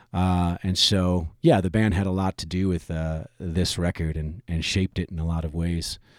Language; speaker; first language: English; native; English